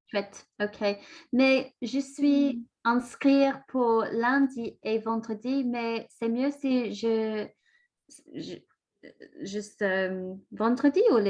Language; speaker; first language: French; non-native, learner; English